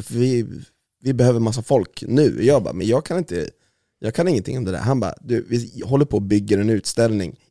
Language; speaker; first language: Swedish; native; Swedish